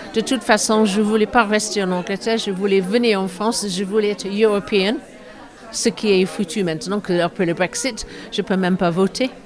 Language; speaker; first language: French; non-native, fluent; English